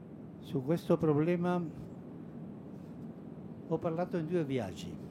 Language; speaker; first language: Italian; non-native, fluent; Spanish